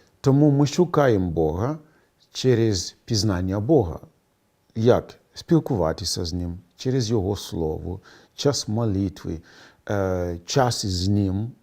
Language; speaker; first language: Ukrainian; non-native, fluent; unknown